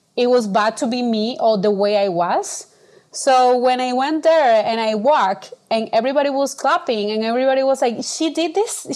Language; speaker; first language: English; non-native, fluent; Spanish